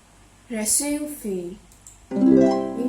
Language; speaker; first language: French; non-native, learner; Chinese